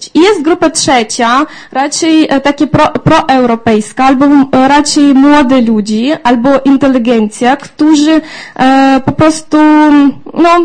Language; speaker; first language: Polish; non-native, fluent; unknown